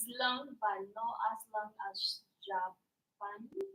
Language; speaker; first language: English; non-native, learner; Spanish